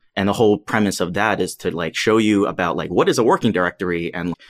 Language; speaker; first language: English; native; English